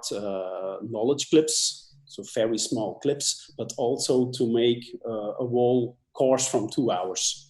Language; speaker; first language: English; non-native, fluent; Dutch